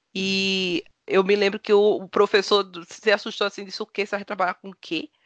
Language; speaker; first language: Portuguese; native; Portuguese